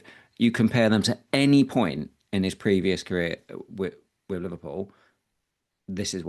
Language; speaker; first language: English; native; English